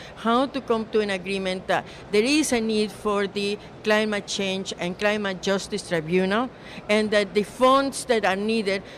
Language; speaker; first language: English; non-native, fluent; Spanish